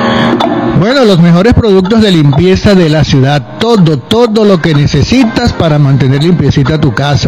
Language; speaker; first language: Spanish; native; Spanish